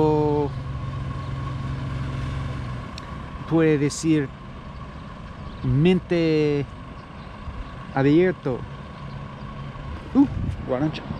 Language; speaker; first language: Spanish; non-native, learner; English